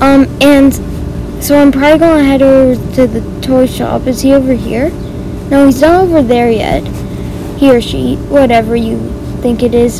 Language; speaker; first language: English; native; English